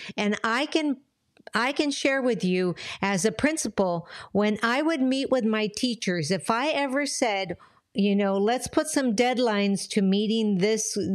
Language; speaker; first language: English; early bilingual, other home language; Spanish